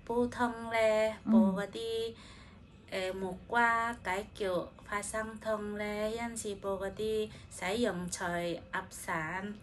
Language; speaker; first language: Cantonese; non-native, fluent; Indonesian